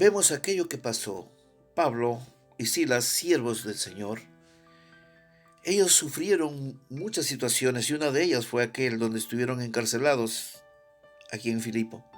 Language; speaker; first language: Spanish; native; Spanish